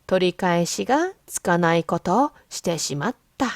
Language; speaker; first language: Japanese; non-native, fluent; Korean